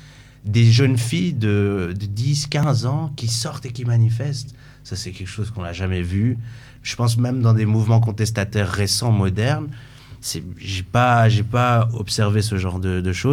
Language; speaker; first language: French; early bilingual, other home language; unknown